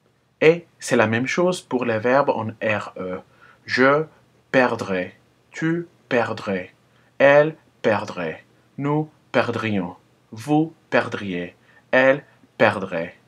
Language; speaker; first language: French; non-native, fluent; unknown